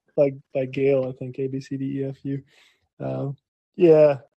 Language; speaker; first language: English; native; English